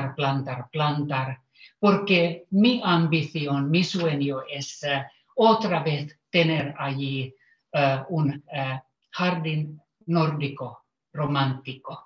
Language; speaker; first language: Spanish; non-native, fluent; Finnish